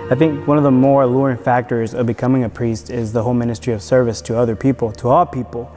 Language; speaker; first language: English; native; English